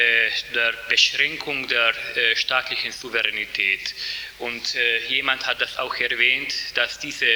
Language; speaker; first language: German; non-native, fluent; Hungarian